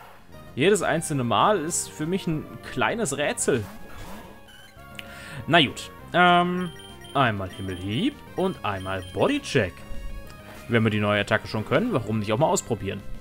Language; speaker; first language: German; native; German